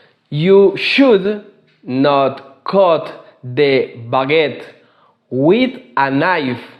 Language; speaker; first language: English; non-native, learner; Spanish